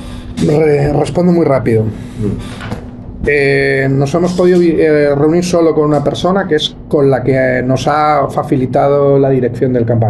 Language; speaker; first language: Spanish; native; Spanish